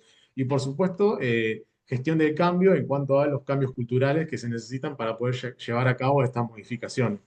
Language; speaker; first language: Spanish; native; Spanish